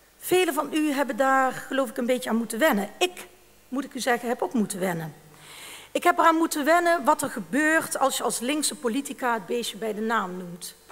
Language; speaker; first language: Dutch; native; Dutch